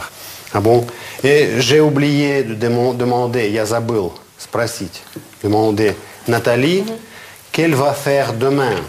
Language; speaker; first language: French; non-native, fluent; Russian